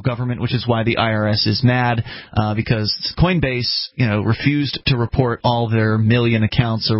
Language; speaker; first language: English; native; English